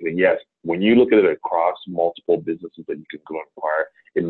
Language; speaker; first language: English; non-native, local second language; Akan